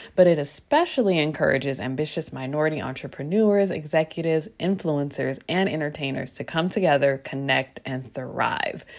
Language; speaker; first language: English; native; English